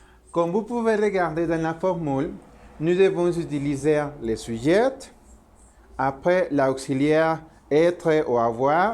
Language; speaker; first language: French; non-native, learner; Spanish